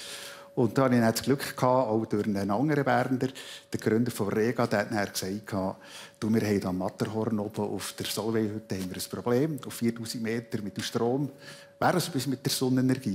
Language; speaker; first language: German; native; German